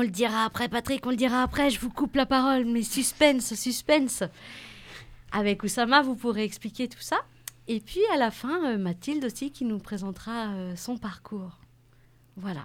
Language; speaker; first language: French; native; French